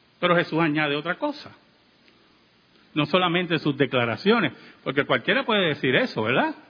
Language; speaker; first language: Spanish; native; Spanish